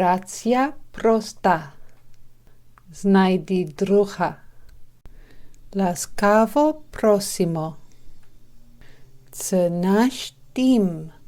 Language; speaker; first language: Ukrainian; non-native, learner; English